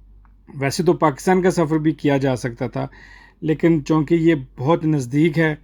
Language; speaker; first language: Urdu; native; Urdu